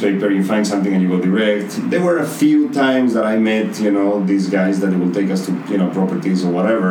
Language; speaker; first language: English; non-native, fluent; Spanish